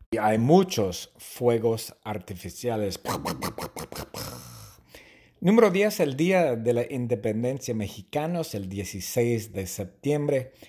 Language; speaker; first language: Spanish; non-native, fluent; English